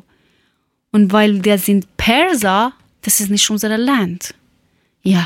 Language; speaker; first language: German; non-native, learner; Persian